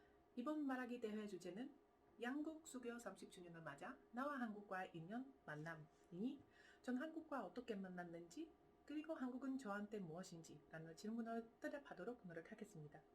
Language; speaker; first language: Korean; non-native, fluent; Czech